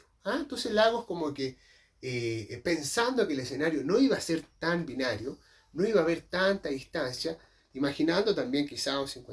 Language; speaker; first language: Spanish; native; Spanish